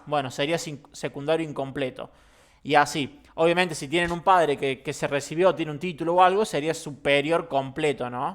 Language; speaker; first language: Spanish; native; Spanish